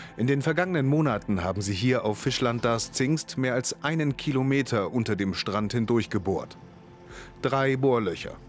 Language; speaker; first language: German; native; German